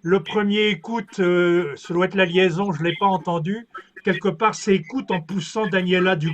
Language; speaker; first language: French; native; French